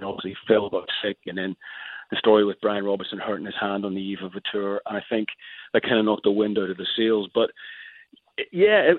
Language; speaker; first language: English; native; English